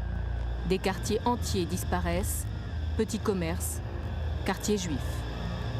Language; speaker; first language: French; native; French